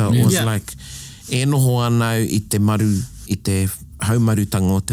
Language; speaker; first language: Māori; non-native, local second language; English